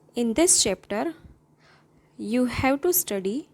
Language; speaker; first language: English; non-native, local second language; Gujarati